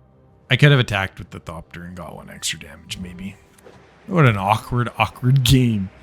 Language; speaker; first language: English; native; English